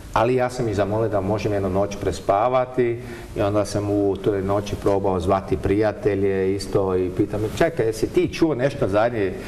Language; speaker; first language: Croatian; early bilingual, heritage; Croatian